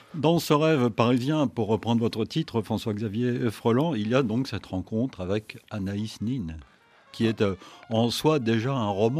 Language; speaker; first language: French; native; French